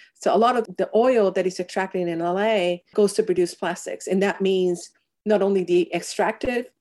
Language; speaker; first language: English; non-native, fluent; Spanish